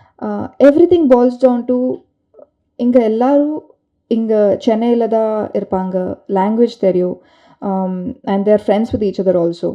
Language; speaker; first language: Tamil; non-native, learner; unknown